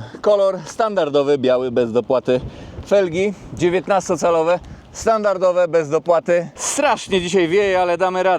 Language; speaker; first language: Polish; native; Polish